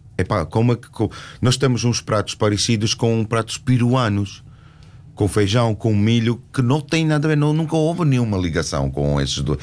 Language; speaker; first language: Portuguese; non-native, fluent; Georgian